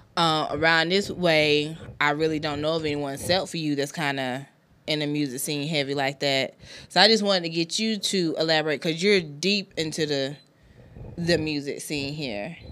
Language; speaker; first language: English; native; English